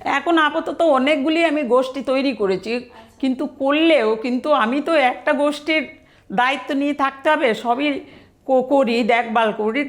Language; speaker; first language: Bangla; non-native, fluent; Telugu